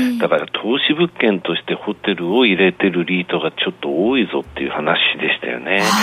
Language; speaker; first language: Japanese; native; Japanese